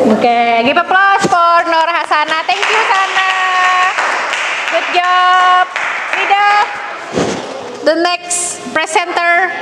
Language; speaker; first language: English; non-native, fluent; Indonesian